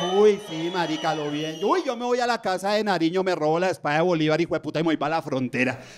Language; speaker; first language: Spanish; native; Spanish